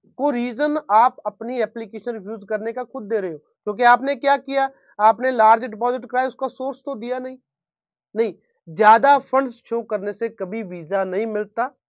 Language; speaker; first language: Hindi; non-native, local second language; Punjabi